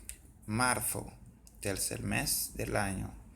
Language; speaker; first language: Spanish; non-native, fluent; Haitian Creole